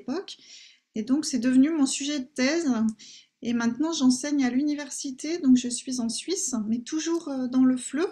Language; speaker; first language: French; native; French